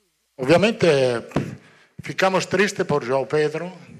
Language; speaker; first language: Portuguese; non-native, fluent; Italian